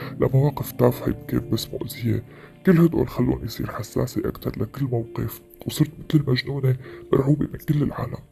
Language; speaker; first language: Arabic; native; Arabic